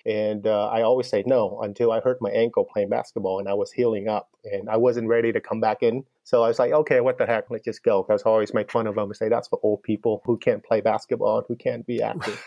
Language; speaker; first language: English; non-native, fluent; Vietnamese